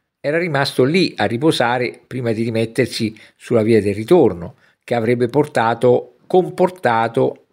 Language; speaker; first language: Italian; native; Italian